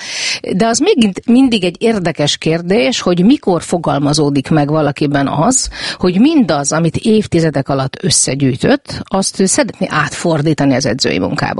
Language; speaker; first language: Hungarian; native; Hungarian